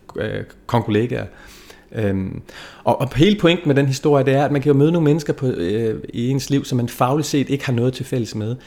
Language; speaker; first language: Danish; native; Danish